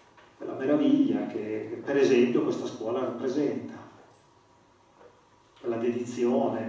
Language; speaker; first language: Italian; native; Italian